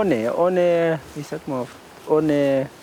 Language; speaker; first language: German; non-native, learner; Spanish